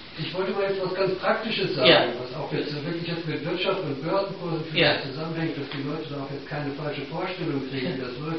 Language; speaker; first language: German; native; German